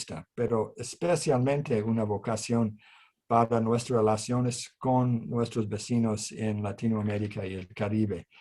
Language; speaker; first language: Spanish; non-native, fluent; English